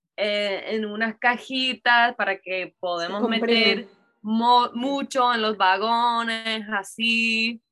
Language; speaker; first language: Spanish; non-native, learner; English